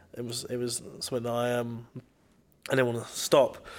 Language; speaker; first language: English; native; English